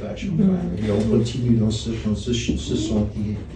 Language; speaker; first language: French; non-native, fluent; English